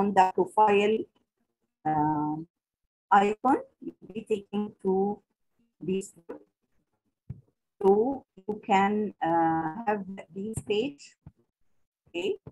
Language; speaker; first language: English; non-native, local second language; Arabic